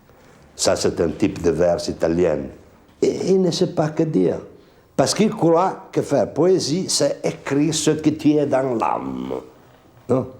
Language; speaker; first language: French; non-native, fluent; Italian